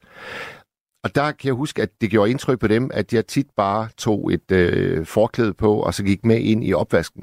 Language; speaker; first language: Danish; native; Danish